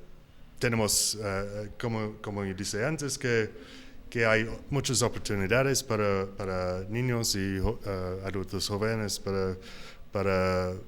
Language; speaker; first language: Spanish; non-native, learner; English